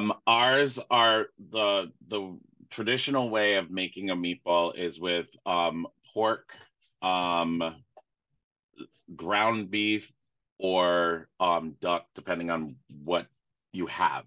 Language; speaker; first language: English; native; English